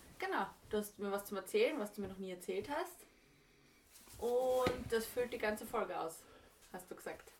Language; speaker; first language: German; native; German